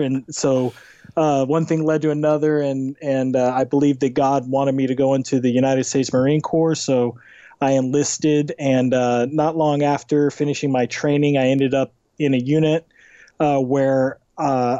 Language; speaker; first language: English; native; English